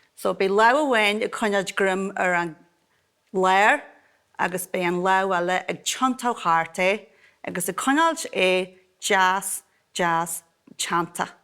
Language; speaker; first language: Irish; native; Irish